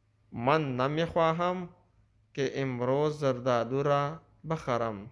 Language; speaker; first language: Persian; non-native, local second language; Pashto